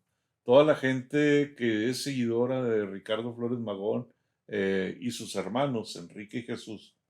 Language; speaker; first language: Spanish; native; Spanish